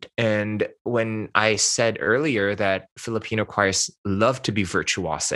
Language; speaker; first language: English; non-native, local second language; Min Nan Chinese